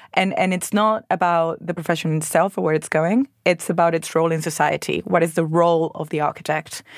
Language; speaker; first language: English; non-native, fluent; Spanish